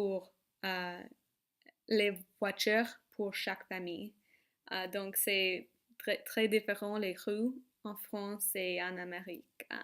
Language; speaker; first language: French; non-native, learner; English